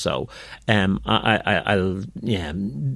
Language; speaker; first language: English; native; English